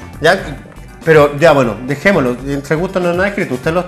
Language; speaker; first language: Spanish; native; Spanish